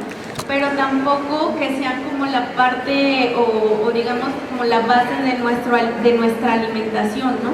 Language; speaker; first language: Spanish; native; Spanish